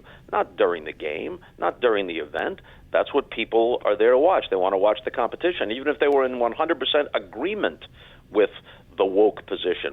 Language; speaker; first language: English; native; English